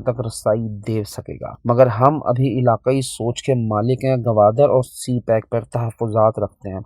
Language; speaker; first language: Urdu; native; Urdu